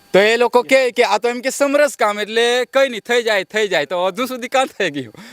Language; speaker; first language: Gujarati; non-native, local second language; Kukna